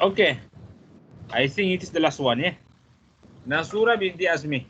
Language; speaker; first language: English; non-native, fluent; Malay